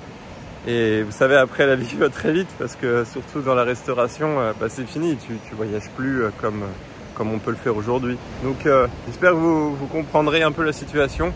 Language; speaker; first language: French; native; French